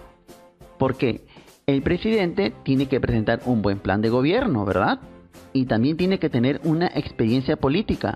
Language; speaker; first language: Spanish; native; Spanish